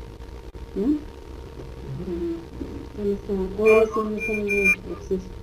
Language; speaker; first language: Spanish; native; Spanish